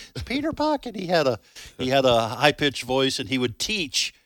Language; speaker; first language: English; native; English